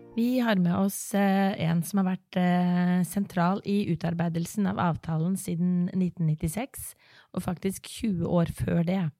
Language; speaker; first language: Norwegian; native; Norwegian